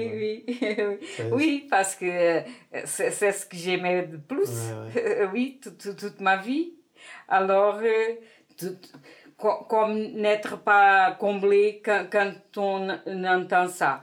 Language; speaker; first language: French; non-native, fluent; Portuguese